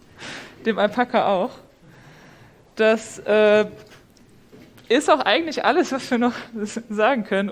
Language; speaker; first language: German; native; German